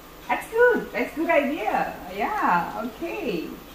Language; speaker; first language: English; non-native, fluent; Korean